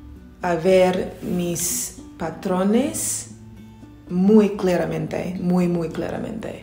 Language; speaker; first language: Spanish; non-native, learner; English